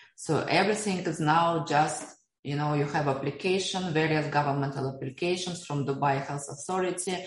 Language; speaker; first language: English; non-native, fluent; Russian